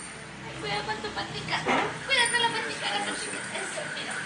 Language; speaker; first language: Spanish; native; Spanish